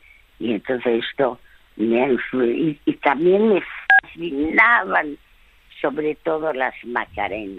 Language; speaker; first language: Spanish; early bilingual, other home language; French